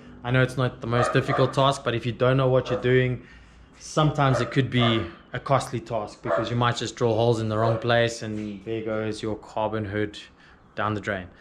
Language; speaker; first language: English; native; English